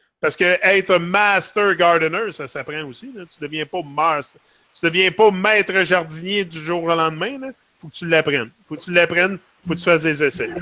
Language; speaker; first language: French; native; French